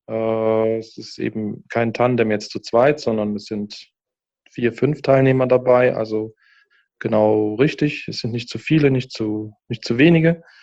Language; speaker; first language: German; native; German